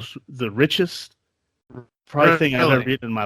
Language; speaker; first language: English; native; English